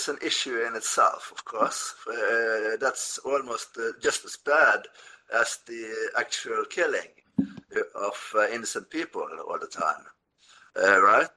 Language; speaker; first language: English; non-native, fluent; Norwegian